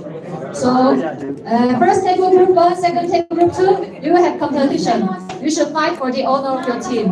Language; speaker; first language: English; non-native, fluent; Chinese